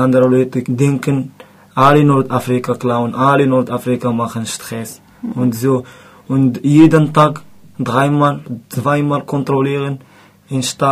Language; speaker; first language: German; non-native, learner; Arabic